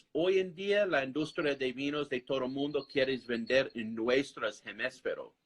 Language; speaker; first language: Spanish; non-native, fluent; English